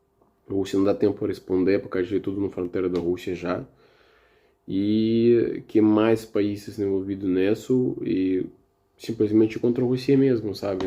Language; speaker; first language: Portuguese; non-native, learner; Russian